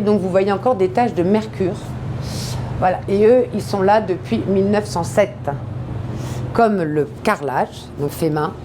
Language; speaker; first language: French; native; French